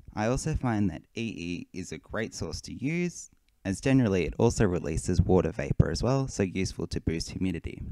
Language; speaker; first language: English; native; English